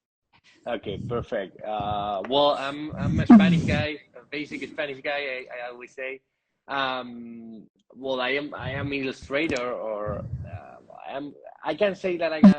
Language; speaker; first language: English; non-native, learner; Spanish